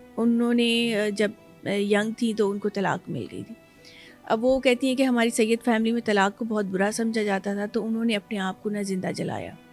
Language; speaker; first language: Urdu; native; Urdu